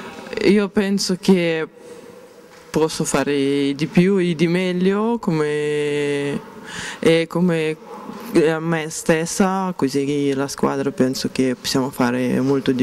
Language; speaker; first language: Italian; non-native, fluent; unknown